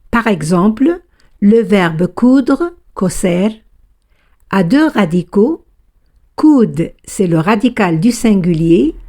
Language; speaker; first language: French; non-native, fluent; Spanish